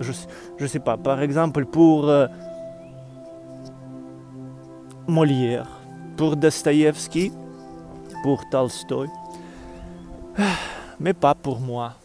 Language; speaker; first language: French; non-native, learner; Russian